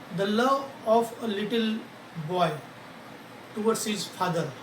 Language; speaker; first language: English; non-native, local second language; Marathi